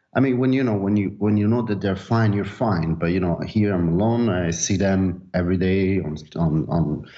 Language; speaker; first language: English; non-native, fluent; Italian